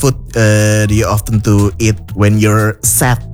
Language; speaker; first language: English; non-native, learner; Indonesian